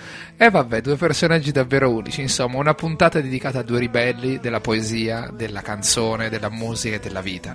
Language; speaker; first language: Italian; native; Italian